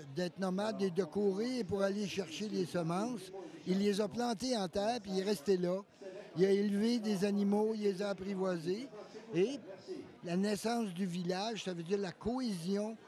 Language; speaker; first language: French; native; French